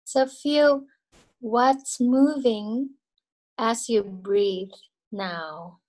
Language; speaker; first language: English; non-native, fluent; Chinese